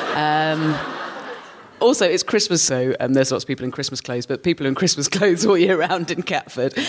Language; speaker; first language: English; native; English